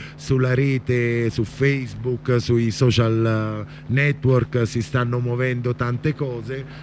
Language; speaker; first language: Italian; native; Italian